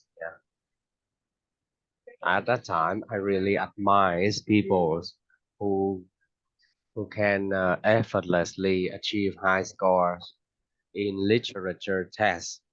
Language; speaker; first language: English; non-native, fluent; Vietnamese